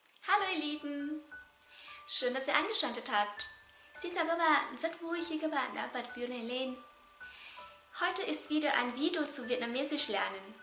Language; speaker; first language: German; non-native, fluent; Vietnamese